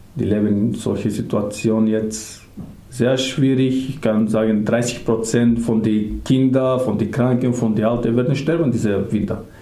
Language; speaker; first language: German; non-native, learner; Macedonian